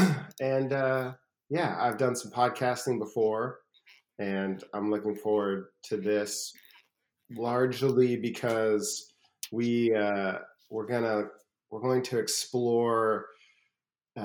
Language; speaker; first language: English; native; English